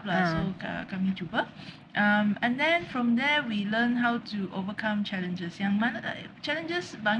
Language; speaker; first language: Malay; non-native, local second language; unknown